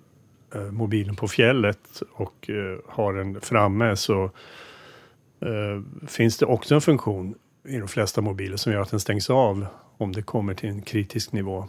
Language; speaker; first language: Swedish; native; Swedish